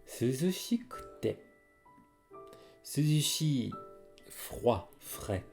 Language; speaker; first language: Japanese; non-native, fluent; French